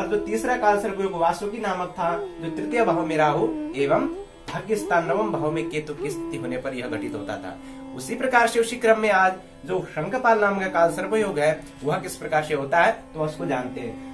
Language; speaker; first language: Hindi; native; Hindi